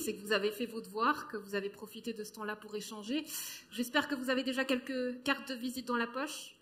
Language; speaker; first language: French; native; French